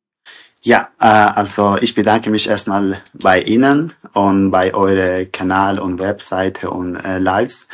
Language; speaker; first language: German; non-native, learner; Kurdish